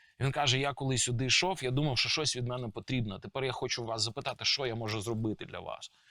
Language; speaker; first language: Ukrainian; native; Ukrainian